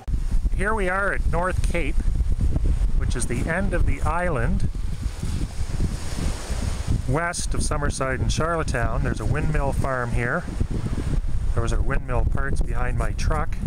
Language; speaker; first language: English; native; English